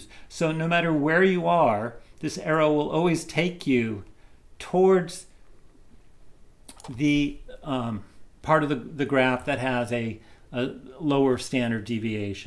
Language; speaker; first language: English; native; English